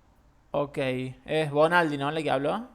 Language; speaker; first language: Spanish; native; Spanish